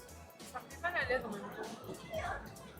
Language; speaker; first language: French; native; French